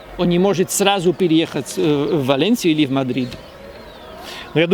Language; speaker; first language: Russian; native; Russian